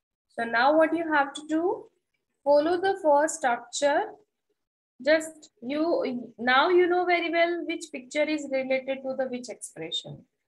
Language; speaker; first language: English; non-native, local second language; Hindi